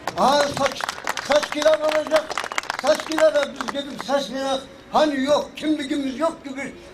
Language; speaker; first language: Turkish; early bilingual, heritage; Turkish